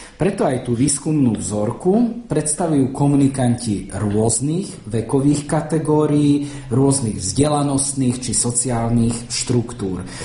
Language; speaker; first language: Slovak; native; Slovak